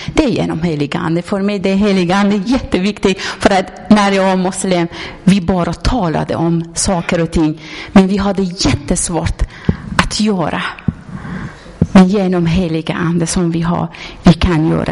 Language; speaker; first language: Swedish; non-native, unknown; Persian